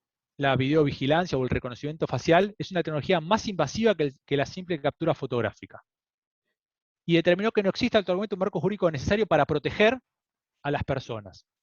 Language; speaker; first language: Spanish; native; Spanish